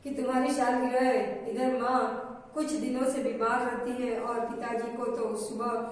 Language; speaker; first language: Hindi; non-native, local second language; Gujarati